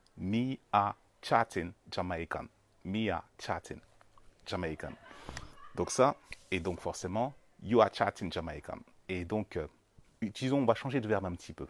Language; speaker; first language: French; native; French